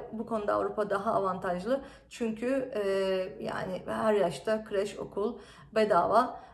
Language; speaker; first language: Turkish; native; Turkish